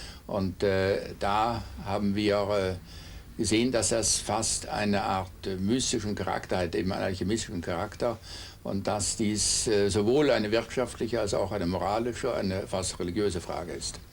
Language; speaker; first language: German; native; German